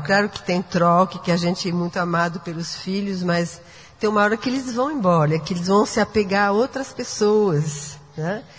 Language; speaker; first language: Portuguese; non-native, fluent; French